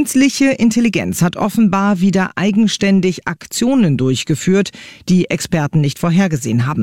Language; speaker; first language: German; native; German